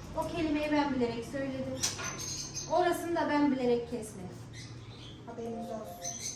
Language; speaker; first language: Turkish; native; Turkish